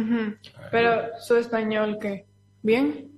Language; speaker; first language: Spanish; early bilingual, heritage; Spanish